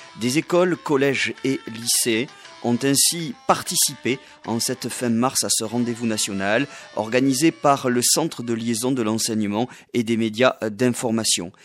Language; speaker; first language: French; native; French